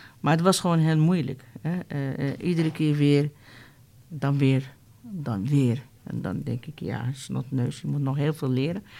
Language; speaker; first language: Dutch; non-native, fluent; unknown